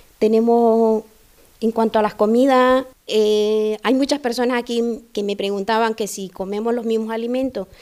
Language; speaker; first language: Spanish; native; Spanish